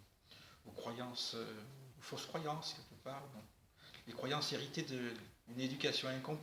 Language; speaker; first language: French; native; French